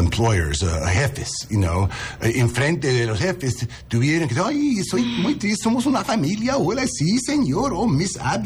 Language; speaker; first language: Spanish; early bilingual, heritage; English